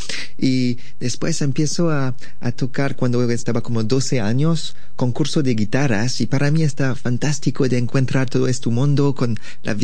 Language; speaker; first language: Spanish; non-native, learner; French